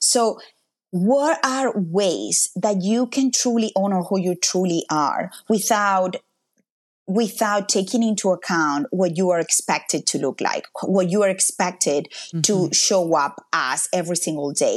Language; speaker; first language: English; non-native, fluent; Spanish